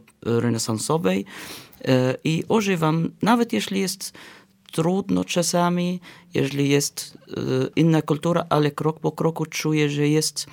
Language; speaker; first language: Polish; non-native, fluent; Arabic